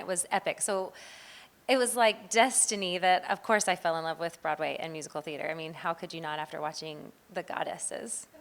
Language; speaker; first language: English; native; English